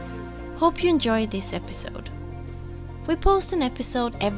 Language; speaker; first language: English; non-native, fluent; Swedish